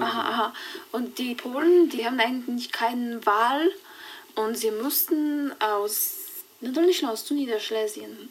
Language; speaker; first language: German; non-native, fluent; Polish